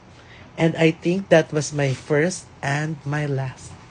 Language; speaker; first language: English; non-native, local second language; Filipino